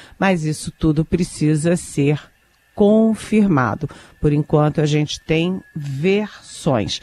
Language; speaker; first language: Portuguese; native; Portuguese